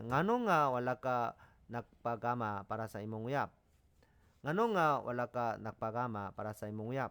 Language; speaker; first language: Cebuano; non-native, learner; Korean